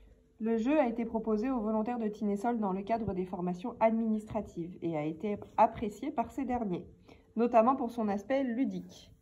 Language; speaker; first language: French; native; French